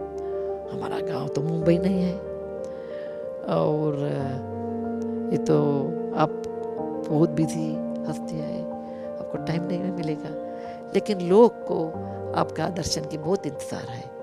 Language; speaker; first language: Hindi; non-native, local second language; Kannada